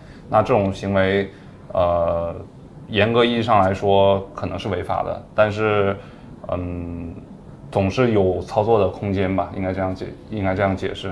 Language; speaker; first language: Chinese; native; Chinese